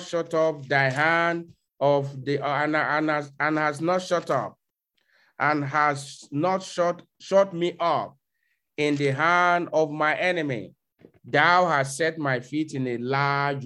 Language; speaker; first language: English; non-native, local second language; Yoruba